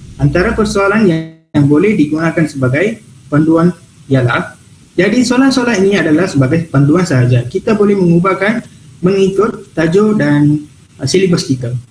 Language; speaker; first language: Malay; non-native, local second language; Tamil